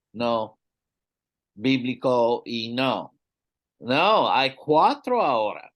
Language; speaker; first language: Spanish; non-native, learner; English